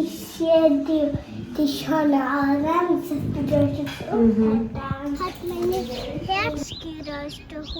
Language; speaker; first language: German; early bilingual, other home language; Telugu